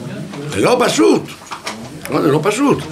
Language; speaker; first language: Hebrew; non-native, fluent; French